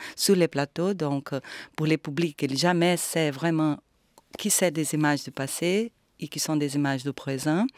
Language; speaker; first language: French; non-native, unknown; Portuguese